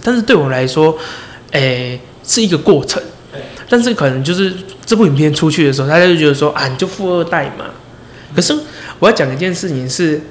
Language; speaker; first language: Chinese; native; Chinese